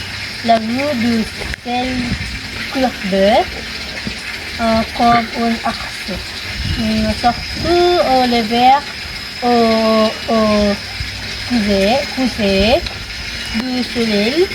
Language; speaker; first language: French; non-native, learner; Indonesian